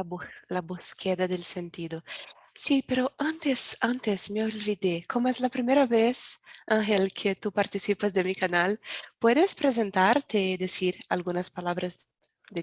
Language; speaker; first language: Spanish; non-native, learner; Portuguese